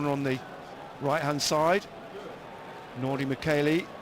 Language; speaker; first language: English; native; English